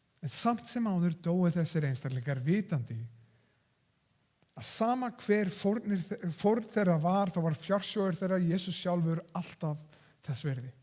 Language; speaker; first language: Icelandic; non-native, fluent; English